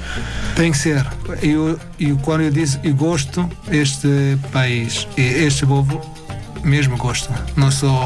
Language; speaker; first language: Portuguese; non-native, learner; Arabic